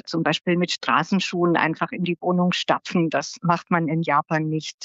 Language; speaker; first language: German; native; German